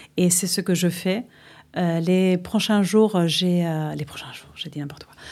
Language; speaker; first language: French; non-native, fluent; Spanish